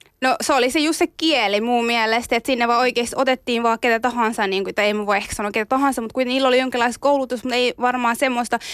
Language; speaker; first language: Finnish; early bilingual, other home language; Somali